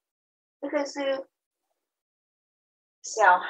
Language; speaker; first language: Chinese; non-native, learner; Vietnamese